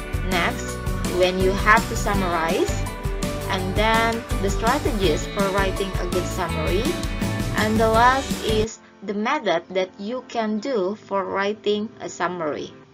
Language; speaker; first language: English; non-native, fluent; Indonesian